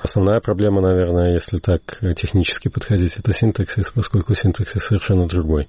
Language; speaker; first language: Russian; native; Russian